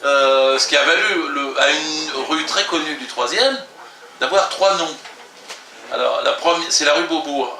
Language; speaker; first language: French; native; French